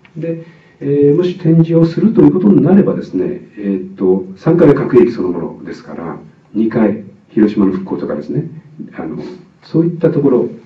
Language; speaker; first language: Japanese; native; Japanese